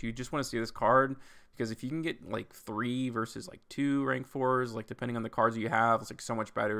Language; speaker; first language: English; native; English